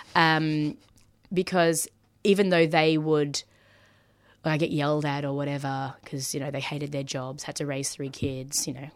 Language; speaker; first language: English; early bilingual, other home language; Maltese